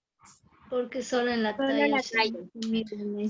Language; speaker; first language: Spanish; native; Spanish